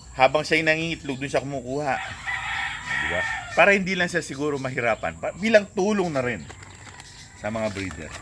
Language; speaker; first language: Filipino; non-native, local second language; Pampanga